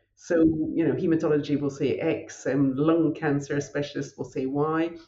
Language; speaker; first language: English; native; English